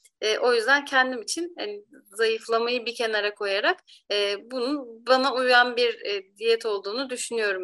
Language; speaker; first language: Turkish; native; Turkish